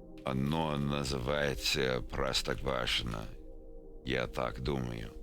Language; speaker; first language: Russian; non-native, learner; English